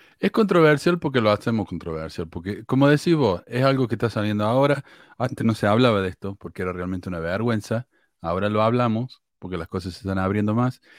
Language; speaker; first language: Spanish; native; Spanish